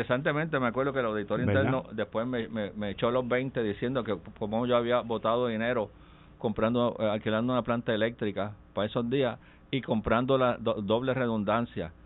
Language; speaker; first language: Spanish; native; Spanish